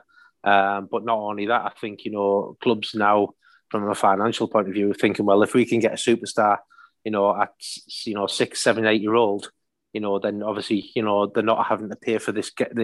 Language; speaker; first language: English; native; English